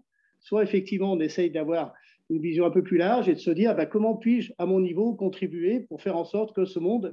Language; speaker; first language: French; native; French